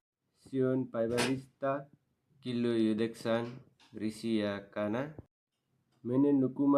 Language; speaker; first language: Finnish; non-native, learner; Nepali